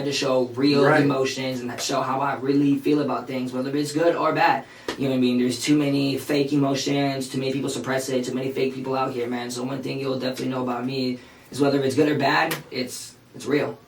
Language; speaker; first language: English; early bilingual, other home language; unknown